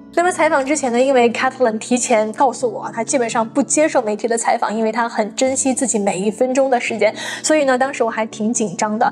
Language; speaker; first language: Chinese; native; Chinese